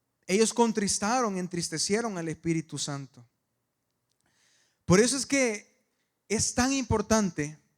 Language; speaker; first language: Spanish; native; Spanish